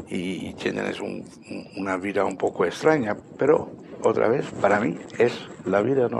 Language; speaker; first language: Spanish; non-native, fluent; Dutch